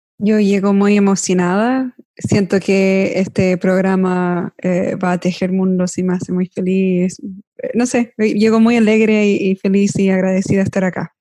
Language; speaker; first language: Spanish; early bilingual, heritage; Spanish